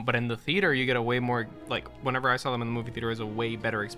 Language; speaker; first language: English; native; English